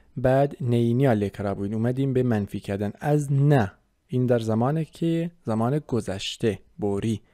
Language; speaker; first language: Persian; non-native, local second language; Kurdish